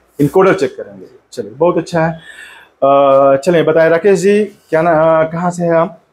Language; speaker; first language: Hindi; native; Hindi